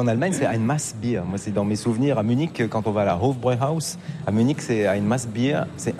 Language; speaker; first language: French; native; French